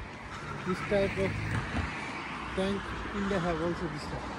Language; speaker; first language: English; non-native, learner; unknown